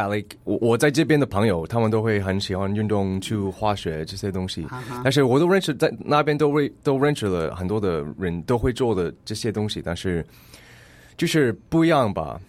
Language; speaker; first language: Chinese; early bilingual, heritage; English